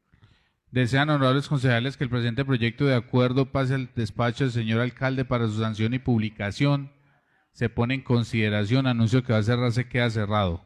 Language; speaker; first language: Spanish; native; Spanish